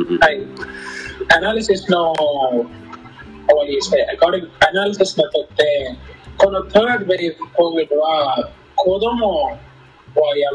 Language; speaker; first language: Japanese; non-native, learner; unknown